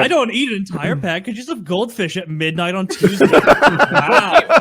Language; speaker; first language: English; native; English